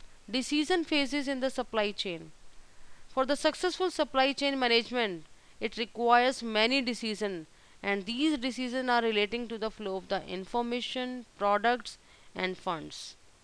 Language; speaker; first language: English; non-native, local second language; Hindi